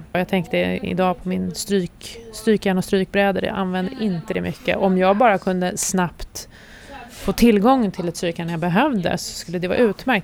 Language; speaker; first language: Swedish; native; Swedish